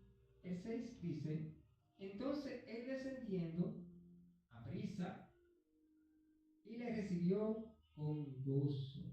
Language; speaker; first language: Spanish; native; Spanish